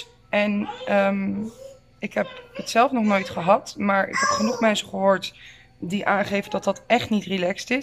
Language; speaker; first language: Dutch; native; Dutch